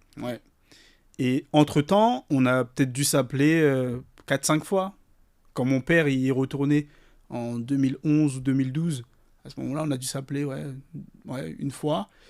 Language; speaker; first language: French; early bilingual, other home language; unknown